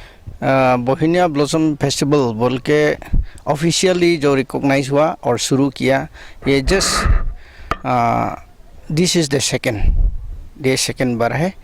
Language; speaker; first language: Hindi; non-native, local second language; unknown